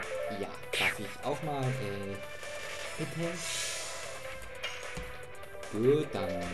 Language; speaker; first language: German; native; German